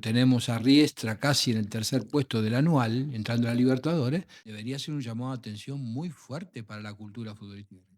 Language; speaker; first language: Spanish; native; Spanish